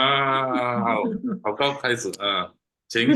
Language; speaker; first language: Chinese; non-native, fluent; Indonesian